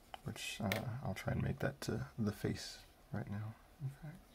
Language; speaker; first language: English; native; English